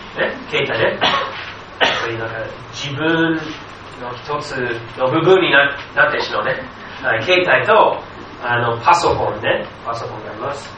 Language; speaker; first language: Japanese; non-native, fluent; English